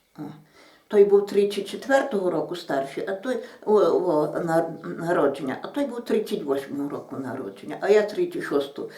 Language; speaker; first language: Ukrainian; native; Ukrainian